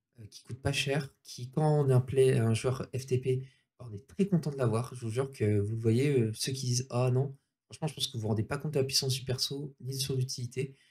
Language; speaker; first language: French; native; French